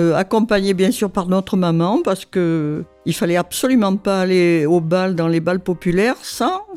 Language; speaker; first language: French; native; French